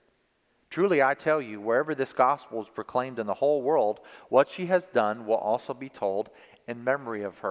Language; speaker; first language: English; native; English